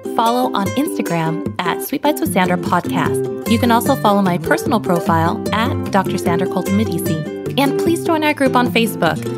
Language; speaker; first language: English; early bilingual, other home language; Norwegian